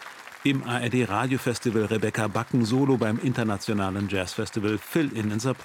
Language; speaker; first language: German; native; German